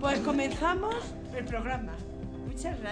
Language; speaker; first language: Spanish; native; Spanish